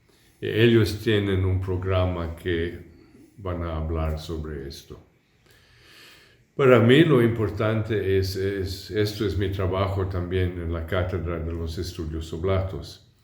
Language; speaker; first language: Spanish; non-native, fluent; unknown